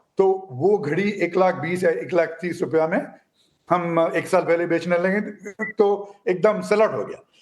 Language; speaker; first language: Hindi; non-native, local second language; Tamil